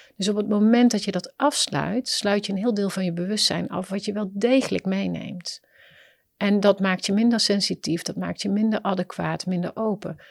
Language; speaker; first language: Dutch; native; Dutch